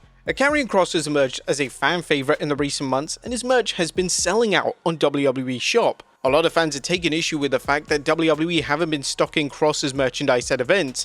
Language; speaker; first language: English; native; English